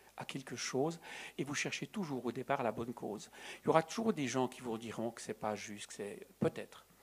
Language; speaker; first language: French; native; French